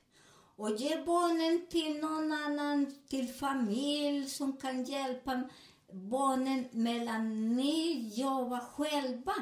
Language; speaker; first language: Swedish; non-native, fluent; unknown